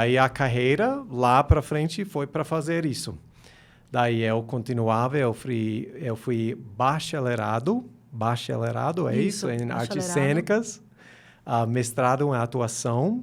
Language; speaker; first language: Portuguese; non-native, fluent; English